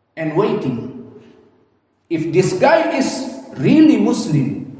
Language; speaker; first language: English; non-native, learner; Indonesian